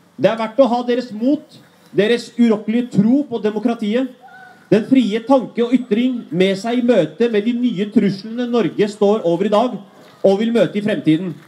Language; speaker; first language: Norwegian; early bilingual, other home language; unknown